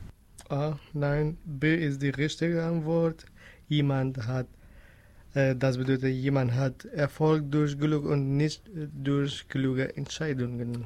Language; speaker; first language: German; non-native, learner; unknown